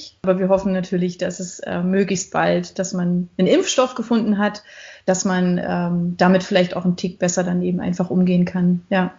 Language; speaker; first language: German; native; German